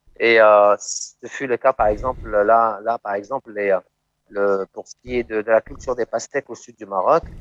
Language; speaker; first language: French; non-native, local second language; Arabic